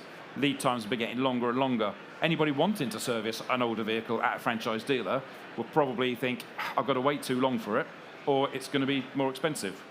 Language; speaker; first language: English; native; English